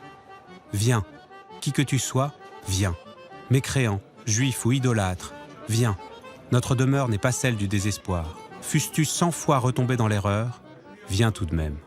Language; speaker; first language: French; native; French